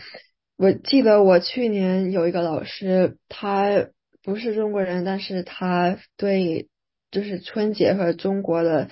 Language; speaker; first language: Chinese; early bilingual, other home language; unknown